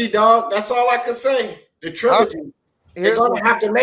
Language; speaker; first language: English; native; English